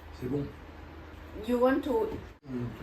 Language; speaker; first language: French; non-native, learner; Thai